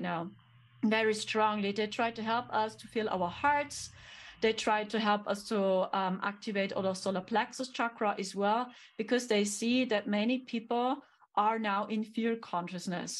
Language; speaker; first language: English; non-native, fluent; German